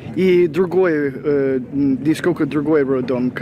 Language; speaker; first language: Russian; non-native, learner; English